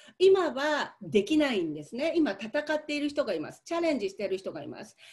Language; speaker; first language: Japanese; native; Japanese